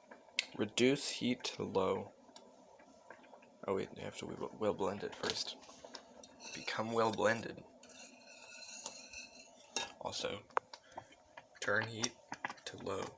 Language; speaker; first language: English; native; English